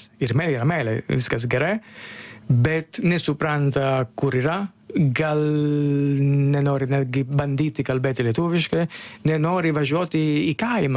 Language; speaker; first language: Lithuanian; non-native, learner; Italian